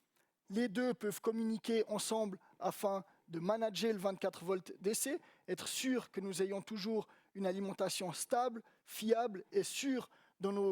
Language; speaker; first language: French; native; French